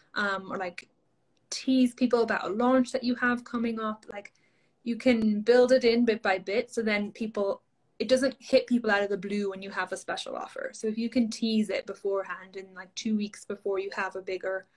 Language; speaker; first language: English; native; English